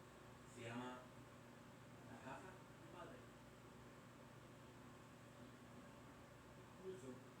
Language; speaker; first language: Spanish; non-native, learner; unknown